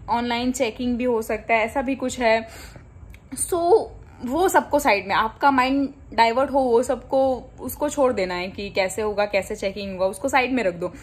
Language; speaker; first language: Hindi; non-native, local second language; Gujarati